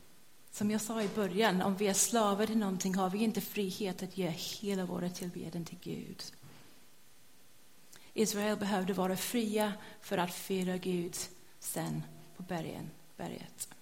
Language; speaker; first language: Swedish; non-native, fluent; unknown